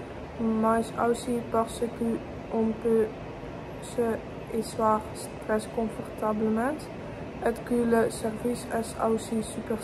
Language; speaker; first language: French; non-native, learner; Dutch